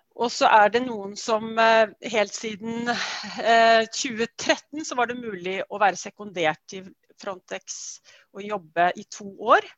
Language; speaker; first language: Norwegian; native; Norwegian